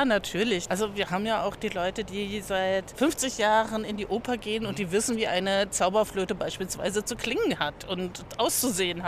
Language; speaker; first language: German; native; German